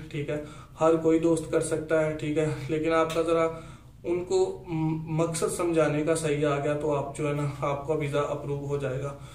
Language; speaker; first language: Urdu; non-native, local second language; Punjabi